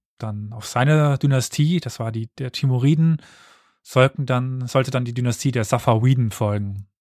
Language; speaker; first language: German; native; German